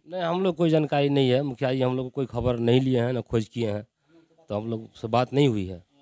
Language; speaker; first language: Hindi; native; Hindi